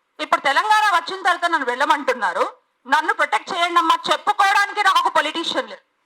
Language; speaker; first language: Telugu; native; Telugu